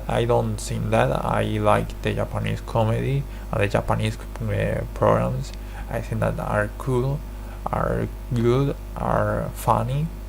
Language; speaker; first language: English; non-native, learner; Spanish